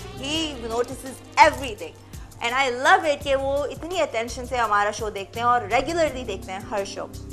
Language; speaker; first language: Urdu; native; Urdu